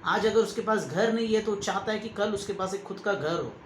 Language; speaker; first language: Hindi; non-native, local second language; Kannada